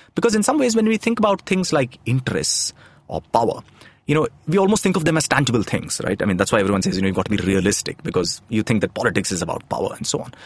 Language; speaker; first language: English; non-native, local second language; Tamil